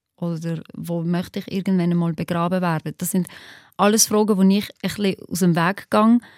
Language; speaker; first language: German; early bilingual, other home language; Albanian